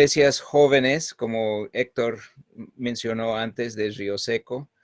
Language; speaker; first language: Spanish; non-native, fluent; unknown